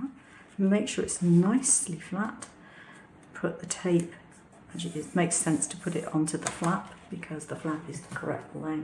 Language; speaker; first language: English; native; English